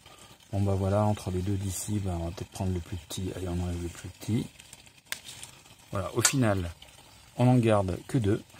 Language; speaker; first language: French; native; French